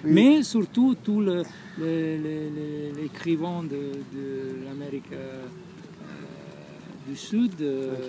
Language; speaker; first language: French; non-native, fluent; Italian